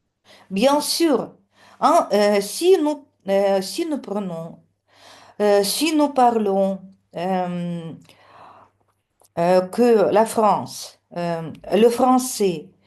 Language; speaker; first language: French; non-native, fluent; Russian